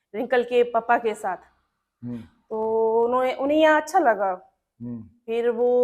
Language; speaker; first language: Hindi; native; Hindi